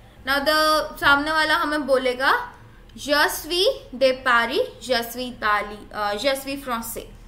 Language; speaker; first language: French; non-native, learner; Hindi